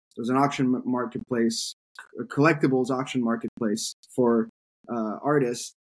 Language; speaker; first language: English; non-native, fluent; French